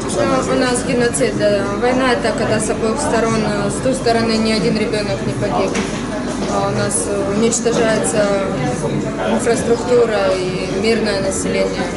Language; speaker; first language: Russian; native; Russian